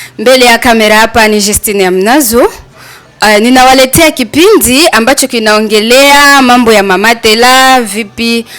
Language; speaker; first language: Swahili; native; Swahili